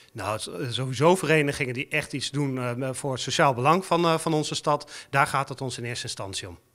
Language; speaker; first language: Dutch; native; Dutch